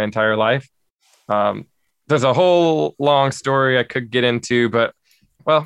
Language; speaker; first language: English; native; English